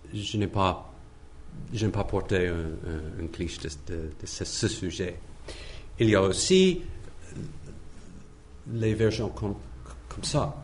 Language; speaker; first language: French; non-native, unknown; English